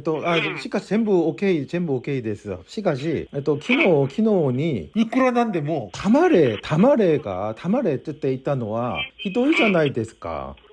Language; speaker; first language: Japanese; non-native, learner; Korean